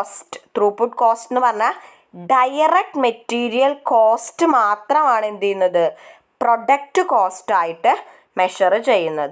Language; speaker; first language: Malayalam; native; Malayalam